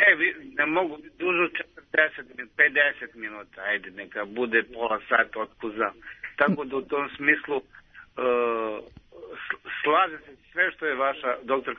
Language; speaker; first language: Serbian; native; Serbian